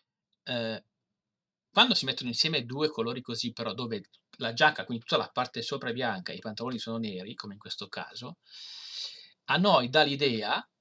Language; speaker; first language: Italian; native; Italian